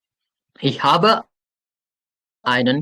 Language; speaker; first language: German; non-native, fluent; Uzbek